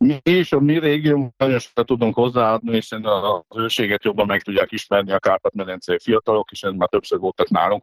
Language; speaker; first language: Hungarian; native; Hungarian